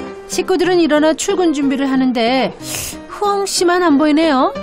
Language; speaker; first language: Korean; native; Korean